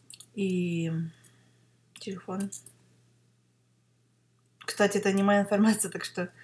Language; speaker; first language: Russian; early bilingual, heritage; Russian